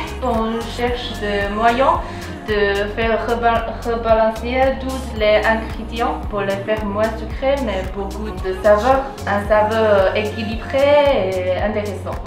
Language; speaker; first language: French; non-native, fluent; Chinese